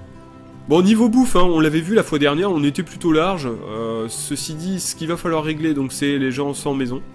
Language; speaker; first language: French; native; French